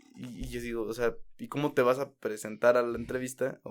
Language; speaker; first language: Spanish; native; Spanish